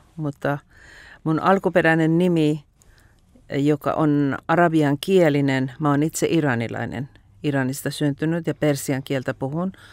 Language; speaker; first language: Finnish; non-native, fluent; Persian